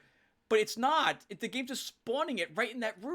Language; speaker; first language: English; native; English